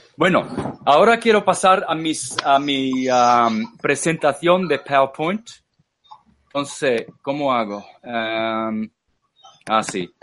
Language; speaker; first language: Spanish; non-native, fluent; English